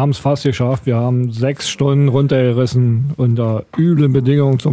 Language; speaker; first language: German; native; German